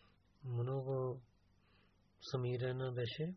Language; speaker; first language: Bulgarian; non-native, learner; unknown